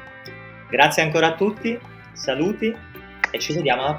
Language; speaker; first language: Italian; native; Italian